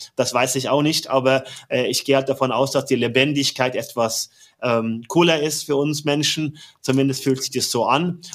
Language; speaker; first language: German; non-native, fluent; Norwegian